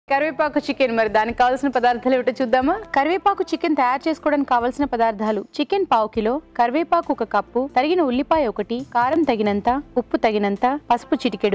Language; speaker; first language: Telugu; native; Telugu